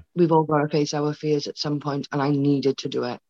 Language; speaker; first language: English; native; English